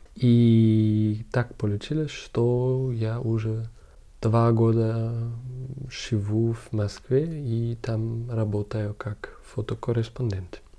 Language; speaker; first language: Russian; non-native, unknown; German